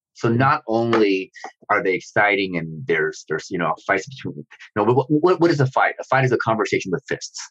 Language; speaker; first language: English; native; English